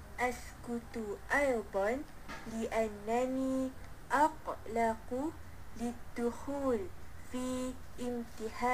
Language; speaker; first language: Arabic; non-native, learner; Malay